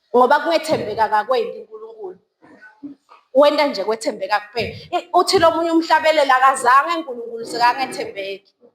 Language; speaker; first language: Zulu; non-native, local second language; Swati